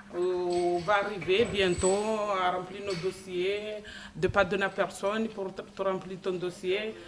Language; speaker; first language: French; non-native, learner; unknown